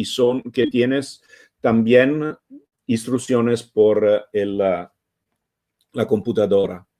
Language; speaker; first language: Spanish; non-native, fluent; Italian